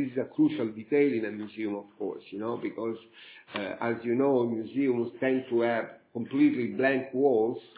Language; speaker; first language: English; non-native, fluent; Italian